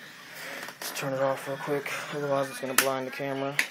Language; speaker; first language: English; native; English